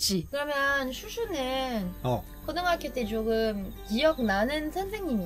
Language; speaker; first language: Korean; non-native, fluent; French